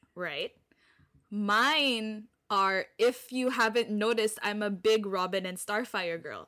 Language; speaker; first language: English; non-native, local second language; Filipino